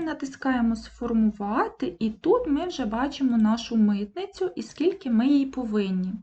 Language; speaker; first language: Ukrainian; native; Ukrainian